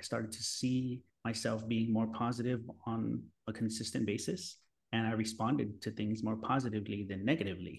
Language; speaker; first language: English; native; English